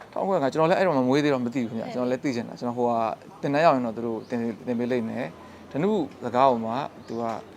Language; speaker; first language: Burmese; non-native, local second language; Shan